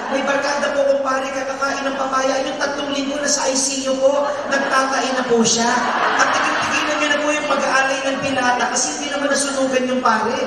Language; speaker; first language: Filipino; native; Filipino